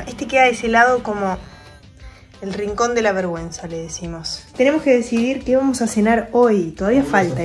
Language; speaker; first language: Spanish; native; Spanish